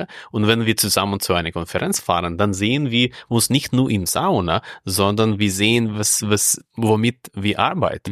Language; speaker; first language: German; non-native, fluent; Russian